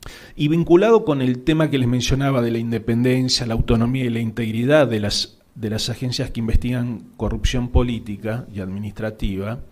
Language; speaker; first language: Spanish; native; Spanish